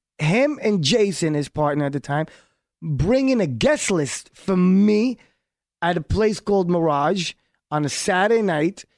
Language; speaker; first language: English; early bilingual, other home language; Hebrew